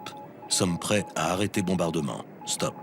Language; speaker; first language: French; native; French